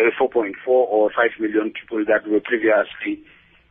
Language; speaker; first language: English; non-native, local second language; Xhosa